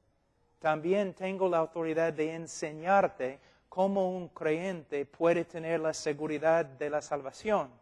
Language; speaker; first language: Spanish; non-native, fluent; English